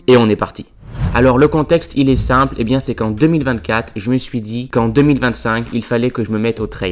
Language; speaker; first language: French; native; French